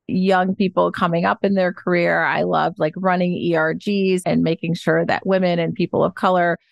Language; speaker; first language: English; native; English